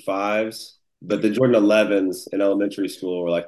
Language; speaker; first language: English; native; English